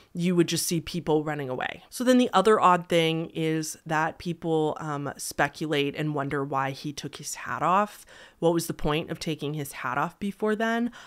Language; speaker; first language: English; native; English